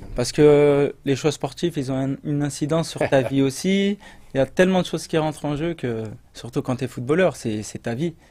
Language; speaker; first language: French; native; French